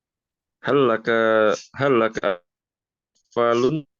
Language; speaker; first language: Arabic; non-native, learner; Indonesian